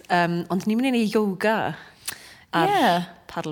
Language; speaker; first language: Welsh; native; Welsh